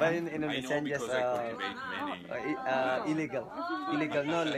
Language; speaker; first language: English; non-native, learner; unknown